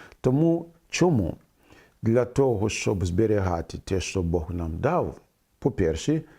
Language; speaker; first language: Ukrainian; non-native, fluent; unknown